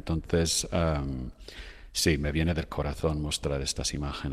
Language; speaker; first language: Spanish; non-native, fluent; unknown